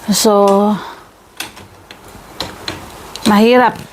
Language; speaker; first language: Filipino; native; Filipino